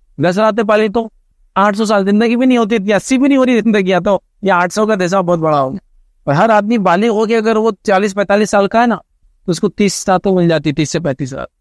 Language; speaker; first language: Urdu; native; Urdu